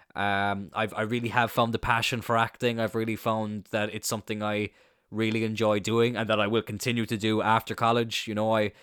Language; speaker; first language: English; native; English